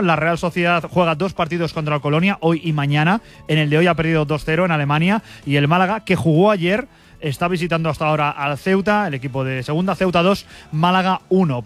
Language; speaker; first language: Spanish; native; Spanish